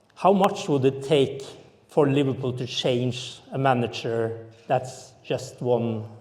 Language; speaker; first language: English; non-native, fluent; Norwegian